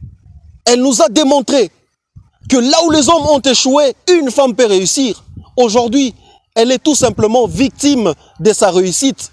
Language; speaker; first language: French; non-native, local second language; Swahili